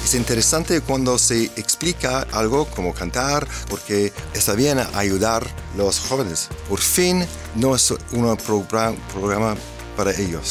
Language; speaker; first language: Spanish; non-native, fluent; English